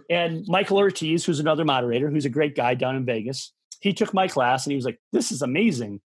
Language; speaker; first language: English; native; English